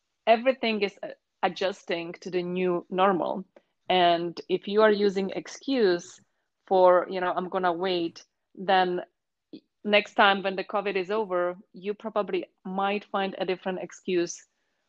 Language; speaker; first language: English; non-native, fluent; Czech